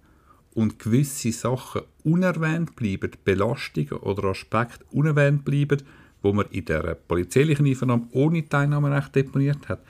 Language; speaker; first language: German; native; German